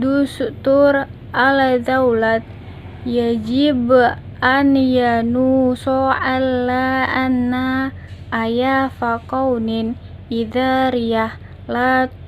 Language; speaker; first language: Arabic; non-native, learner; Indonesian